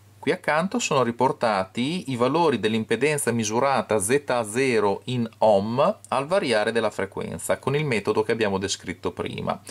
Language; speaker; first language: Italian; native; Italian